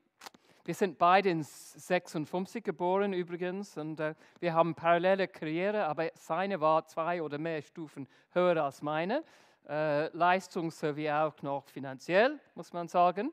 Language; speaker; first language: German; non-native, fluent; English